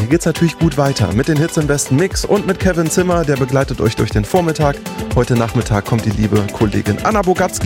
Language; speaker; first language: German; native; German